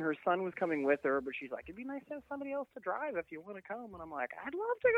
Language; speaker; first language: English; native; English